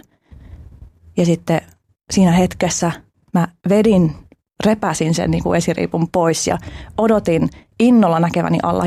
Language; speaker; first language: Finnish; early bilingual, other home language; Albanian